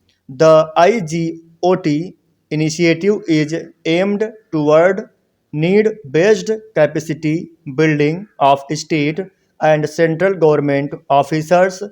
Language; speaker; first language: English; non-native, local second language; Hindi